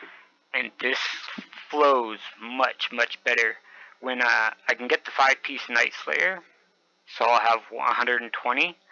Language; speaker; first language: English; native; English